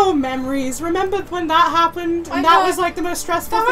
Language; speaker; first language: English; native; English